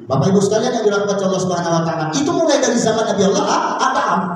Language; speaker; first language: Malay; native; Malay